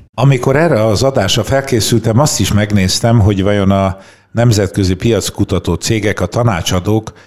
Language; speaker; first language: Hungarian; native; Hungarian